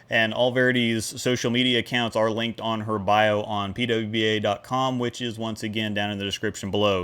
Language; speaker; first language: English; native; English